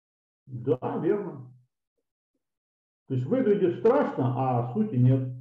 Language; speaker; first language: Russian; native; Russian